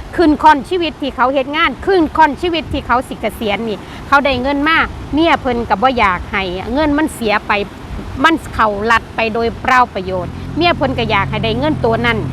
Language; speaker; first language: Thai; native; Thai